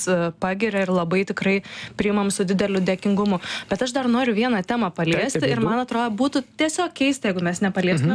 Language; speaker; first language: Lithuanian; native; Lithuanian